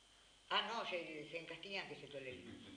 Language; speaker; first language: French; non-native, learner; Spanish